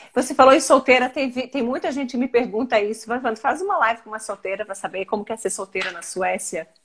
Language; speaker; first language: Portuguese; native; Portuguese